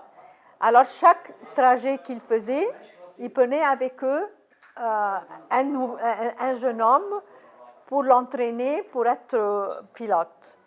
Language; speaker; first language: French; non-native, fluent; Arabic